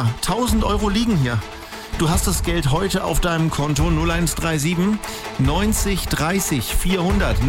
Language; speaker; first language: German; native; German